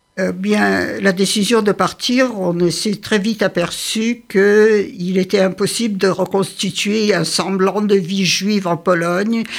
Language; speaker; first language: French; early bilingual, other home language; Yiddish